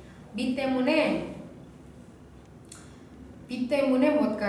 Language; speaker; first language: Korean; non-native, fluent; Indonesian